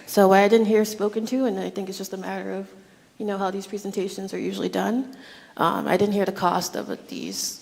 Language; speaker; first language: English; native; English